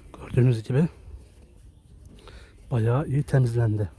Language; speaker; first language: Turkish; early bilingual, heritage; Turkish